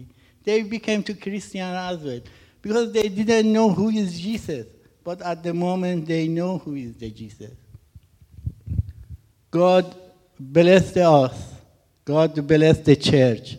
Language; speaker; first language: English; non-native, learner; Persian